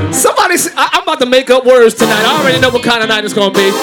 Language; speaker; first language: English; native; English